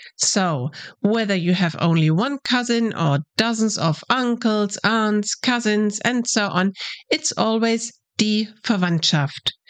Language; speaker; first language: English; non-native, fluent; German